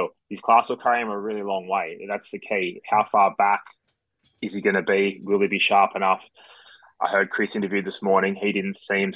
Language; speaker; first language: English; native; English